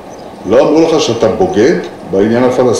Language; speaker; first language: Hebrew; native; Hebrew